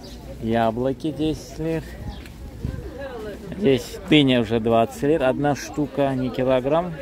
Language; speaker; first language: Russian; non-native, fluent; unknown